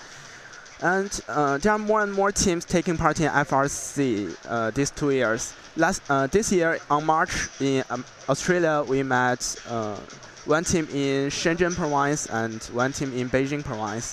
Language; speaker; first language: English; non-native, learner; Chinese